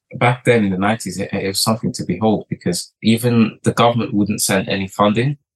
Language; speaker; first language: English; early bilingual, other home language; Portuguese